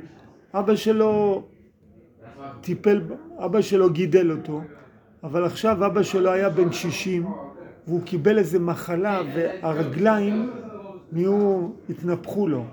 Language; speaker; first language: Hebrew; non-native, fluent; English